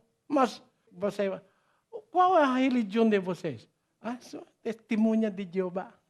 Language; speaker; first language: Portuguese; non-native, learner; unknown